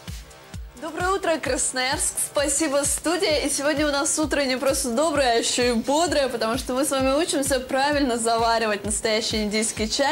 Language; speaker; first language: Russian; native; Russian